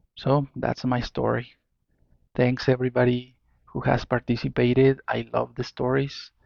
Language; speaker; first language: English; non-native, fluent; Spanish